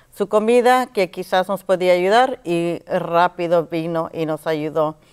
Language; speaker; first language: Spanish; early bilingual, heritage; Spanish